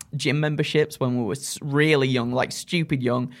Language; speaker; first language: English; native; English